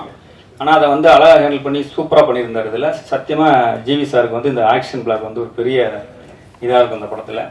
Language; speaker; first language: Tamil; native; Tamil